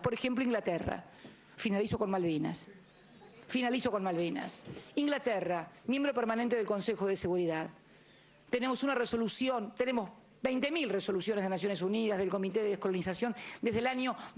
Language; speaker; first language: Spanish; native; Spanish